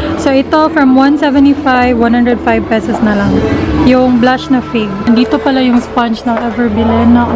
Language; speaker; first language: Filipino; non-native, local second language; Cebuano